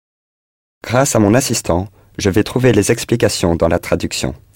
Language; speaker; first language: French; non-native, learner; English